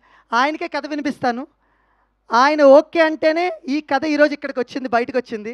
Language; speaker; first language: Telugu; native; Telugu